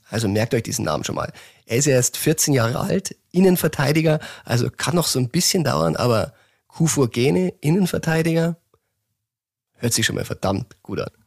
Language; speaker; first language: German; native; German